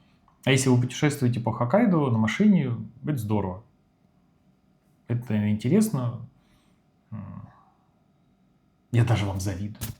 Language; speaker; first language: Russian; native; Russian